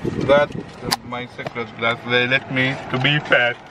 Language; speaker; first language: English; non-native, learner; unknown